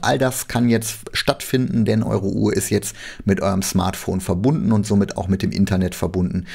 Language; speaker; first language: German; native; German